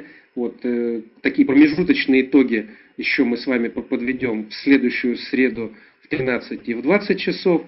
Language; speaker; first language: Russian; native; Russian